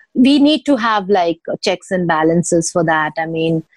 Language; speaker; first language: English; non-native, local second language; Odia